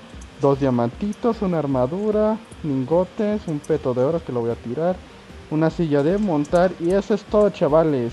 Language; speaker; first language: Spanish; native; Spanish